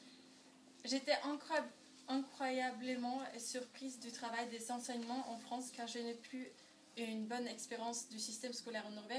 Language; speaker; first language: French; non-native, learner; Norwegian